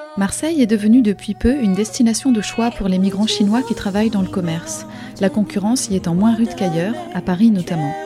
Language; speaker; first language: French; native; French